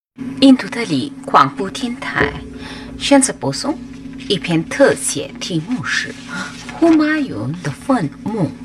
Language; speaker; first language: Chinese; non-native, fluent; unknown